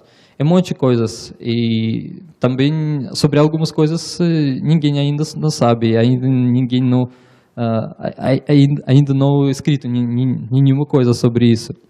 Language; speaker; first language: Portuguese; non-native, learner; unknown